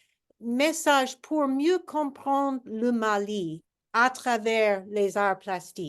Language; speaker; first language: French; non-native, fluent; English